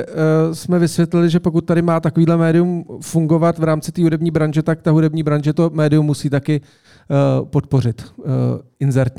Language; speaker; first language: Czech; native; Czech